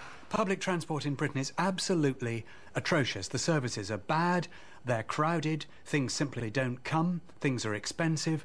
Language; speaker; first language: English; native; English